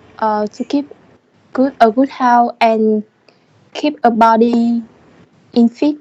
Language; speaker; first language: English; non-native, learner; Vietnamese